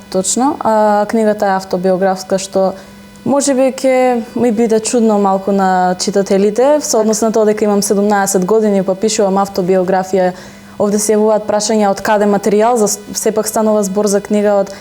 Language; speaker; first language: Macedonian; native; Macedonian